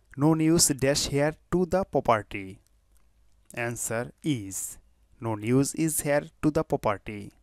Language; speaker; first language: English; non-native, local second language; Bangla